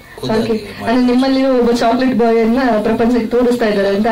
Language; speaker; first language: Kannada; native; Kannada